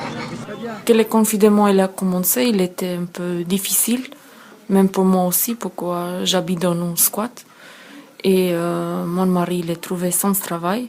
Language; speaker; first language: French; non-native, learner; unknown